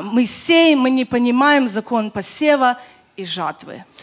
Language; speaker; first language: Russian; early bilingual, other home language; Ukrainian